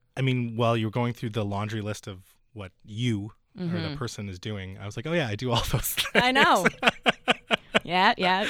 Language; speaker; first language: English; native; English